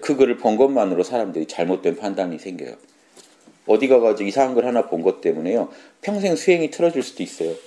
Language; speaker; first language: Korean; native; Korean